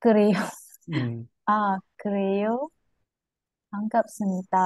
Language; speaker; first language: Korean; non-native, learner; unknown